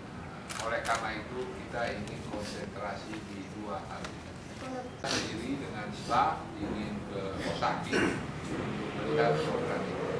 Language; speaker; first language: Indonesian; non-native, local second language; Balinese